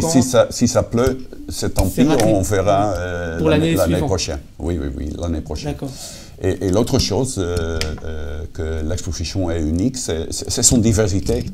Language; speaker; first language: French; non-native, fluent; Dutch